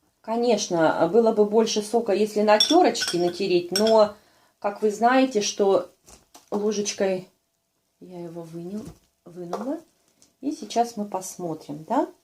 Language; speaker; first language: Russian; native; Russian